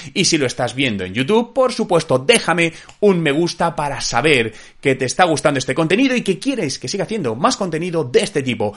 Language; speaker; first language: Spanish; native; Spanish